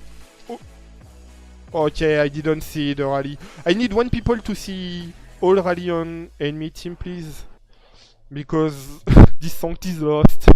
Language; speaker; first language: English; non-native, learner; French